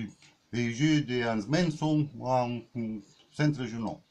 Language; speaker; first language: French; non-native, learner; Romanian